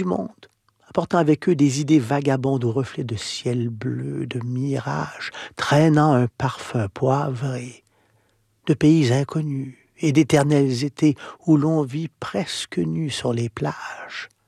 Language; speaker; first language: French; native; French